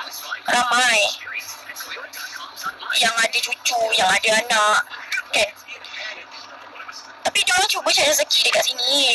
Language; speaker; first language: Malay; native; Malay